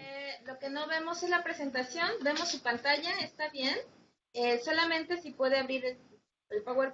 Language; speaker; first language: Spanish; native; Spanish